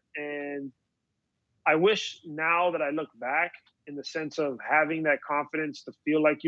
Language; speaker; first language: English; native; English